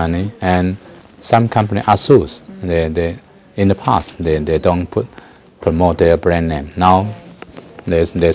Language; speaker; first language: English; non-native, fluent; Chinese